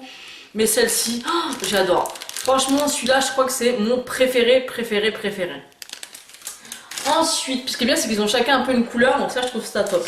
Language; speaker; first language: French; native; French